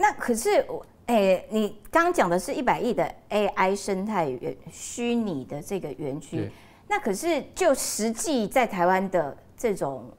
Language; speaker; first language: Chinese; native; Chinese